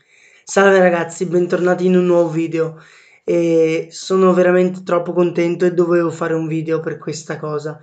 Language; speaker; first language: Italian; native; Italian